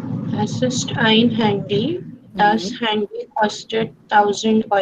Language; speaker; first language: German; non-native, learner; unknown